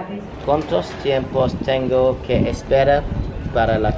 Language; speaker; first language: Spanish; non-native, learner; English